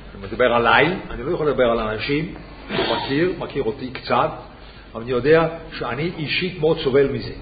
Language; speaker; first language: Hebrew; non-native, fluent; Swiss German